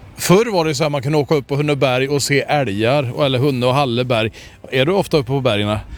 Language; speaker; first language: Swedish; native; Swedish